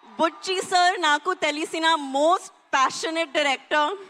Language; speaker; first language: Telugu; non-native, learner; Hindi